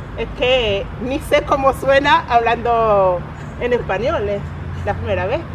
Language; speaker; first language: Spanish; non-native, fluent; English